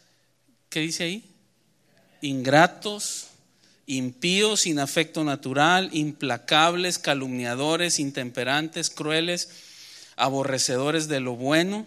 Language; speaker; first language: Spanish; native; Spanish